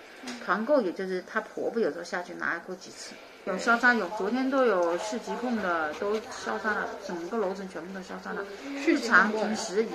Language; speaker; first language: Chinese; native; Chinese